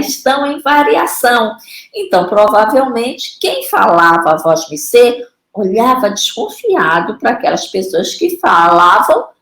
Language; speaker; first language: Portuguese; native; Portuguese